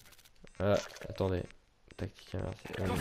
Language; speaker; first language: French; native; French